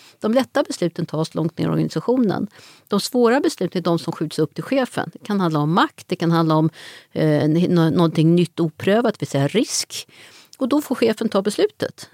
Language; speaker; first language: Swedish; native; Swedish